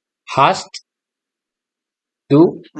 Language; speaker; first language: German; non-native, learner; Spanish